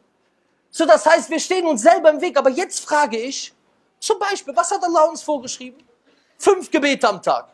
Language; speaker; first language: German; native; German